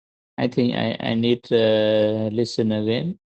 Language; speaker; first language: English; non-native, learner; Vietnamese